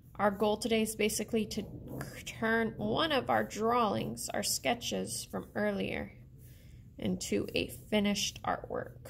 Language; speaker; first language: English; native; English